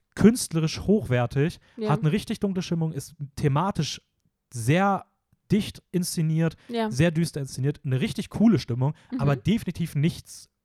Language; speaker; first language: German; native; German